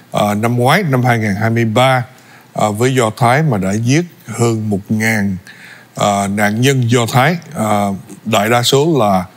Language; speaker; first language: Vietnamese; early bilingual, other home language; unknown